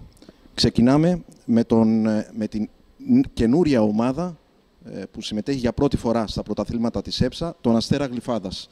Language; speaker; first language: Greek; native; Greek